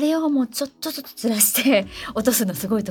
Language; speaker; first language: Japanese; native; Japanese